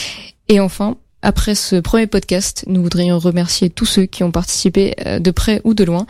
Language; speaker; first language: French; native; French